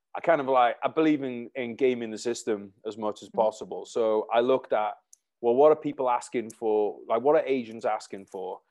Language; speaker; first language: English; native; English